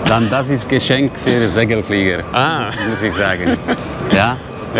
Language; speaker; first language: German; non-native, learner; Slovak